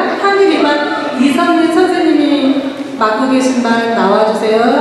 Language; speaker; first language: Korean; native; Korean